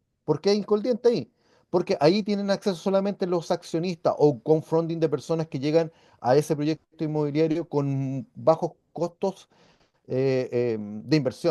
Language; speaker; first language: Spanish; native; Spanish